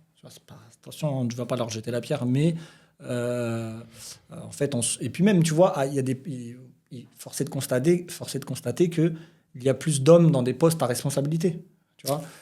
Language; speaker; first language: French; early bilingual, other home language; Portuguese